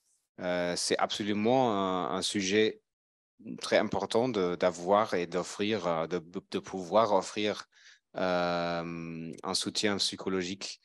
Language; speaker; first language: French; non-native, fluent; German